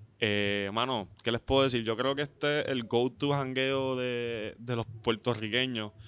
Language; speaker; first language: Spanish; native; Spanish